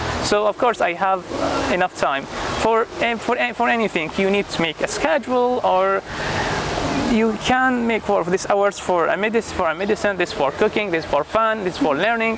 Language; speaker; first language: English; non-native, fluent; Arabic